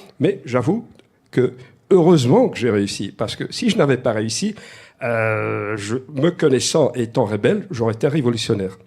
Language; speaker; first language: French; native; French